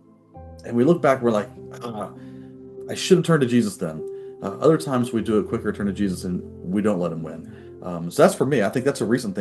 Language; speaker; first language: English; native; English